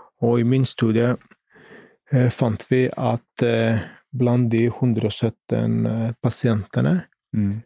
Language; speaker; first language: Norwegian; non-native, fluent; Greek